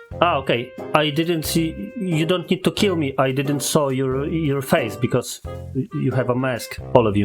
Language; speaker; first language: English; non-native, learner; Polish